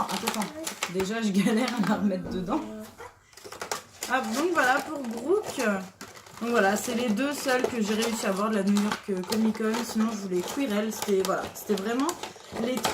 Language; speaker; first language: French; native; French